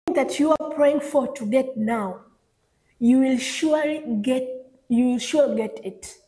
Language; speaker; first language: English; non-native, local second language; Swahili